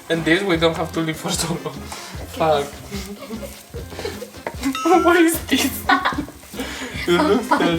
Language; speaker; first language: English; non-native, learner; Spanish